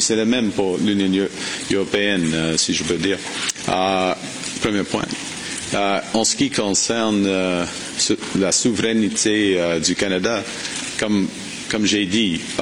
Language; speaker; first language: French; non-native, fluent; English